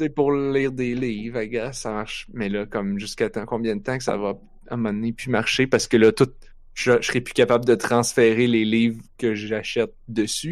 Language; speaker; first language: French; native; French